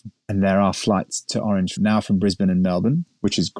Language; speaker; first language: English; native; English